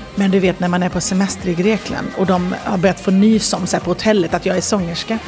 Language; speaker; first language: Swedish; native; Swedish